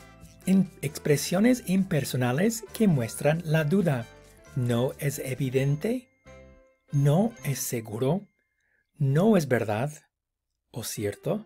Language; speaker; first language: Spanish; non-native, fluent; English